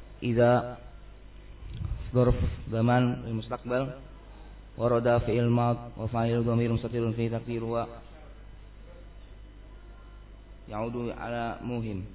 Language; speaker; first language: Arabic; non-native, learner; Indonesian